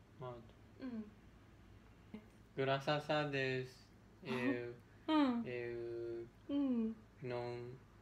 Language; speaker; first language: Portuguese; non-native, learner; Japanese